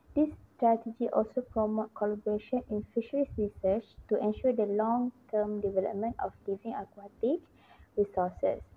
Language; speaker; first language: English; non-native, local second language; Malay